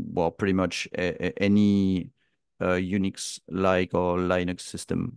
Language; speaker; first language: English; non-native, fluent; French